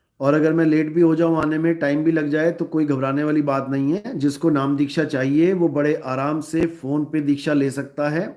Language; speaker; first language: Hindi; native; Hindi